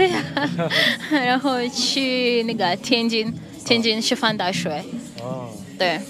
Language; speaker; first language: Chinese; non-native, fluent; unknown